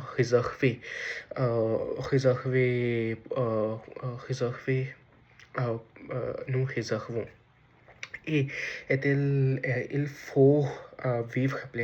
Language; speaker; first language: French; non-native, learner; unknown